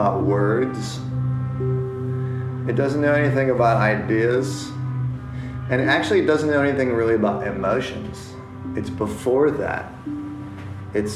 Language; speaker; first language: English; native; English